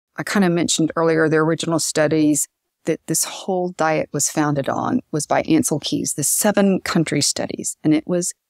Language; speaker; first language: English; native; English